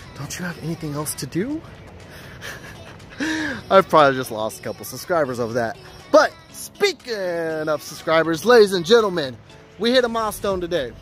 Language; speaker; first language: English; native; English